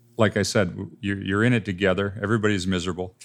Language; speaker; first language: English; native; English